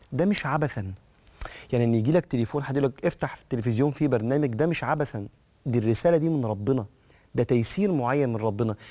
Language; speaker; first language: Arabic; native; Arabic